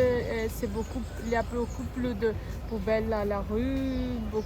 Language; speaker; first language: French; non-native, fluent; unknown